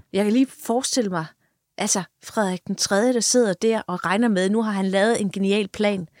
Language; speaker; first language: Danish; native; Danish